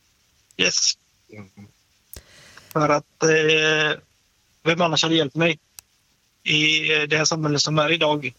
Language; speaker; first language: Swedish; native; Swedish